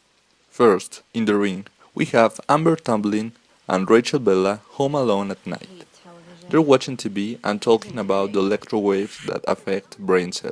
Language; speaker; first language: English; non-native, fluent; Spanish